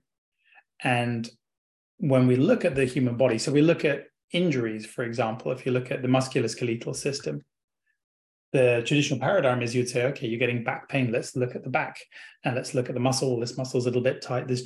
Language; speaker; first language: English; native; English